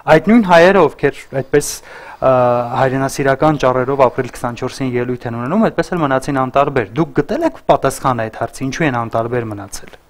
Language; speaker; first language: Armenian; native; Armenian